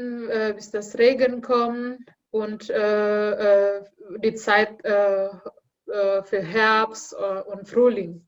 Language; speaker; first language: German; non-native, learner; Indonesian